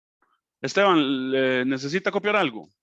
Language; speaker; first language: Spanish; native; Spanish